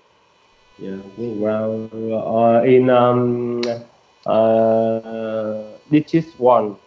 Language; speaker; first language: English; non-native, learner; Vietnamese